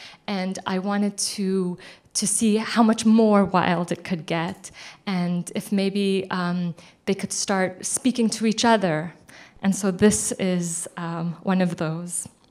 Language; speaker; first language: English; early bilingual, other home language; Persian